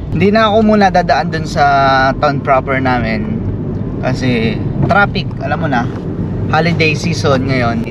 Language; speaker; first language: Filipino; native; Filipino